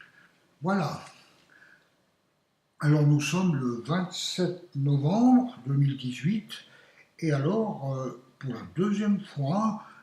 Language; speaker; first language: French; native; French